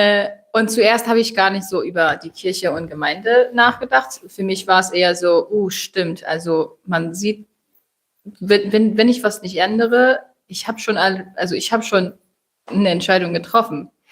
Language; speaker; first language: German; non-native, fluent; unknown